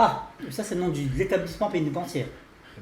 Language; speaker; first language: French; native; French